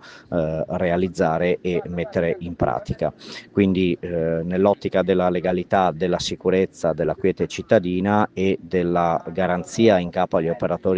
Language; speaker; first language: Italian; native; Italian